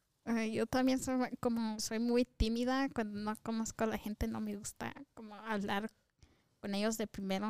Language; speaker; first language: Spanish; early bilingual, heritage; Spanish